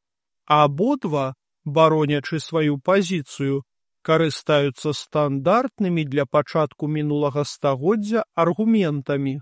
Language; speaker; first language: Belarusian; native; Belarusian